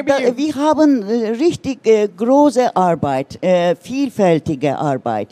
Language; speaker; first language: German; non-native, learner; Turkish